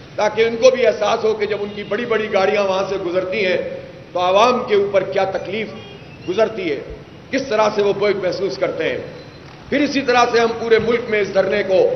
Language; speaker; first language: Urdu; native; Urdu